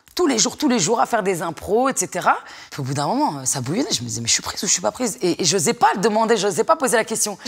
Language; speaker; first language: French; native; French